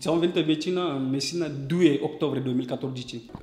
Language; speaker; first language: Italian; non-native, learner; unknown